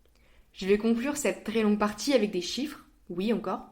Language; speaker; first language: French; native; French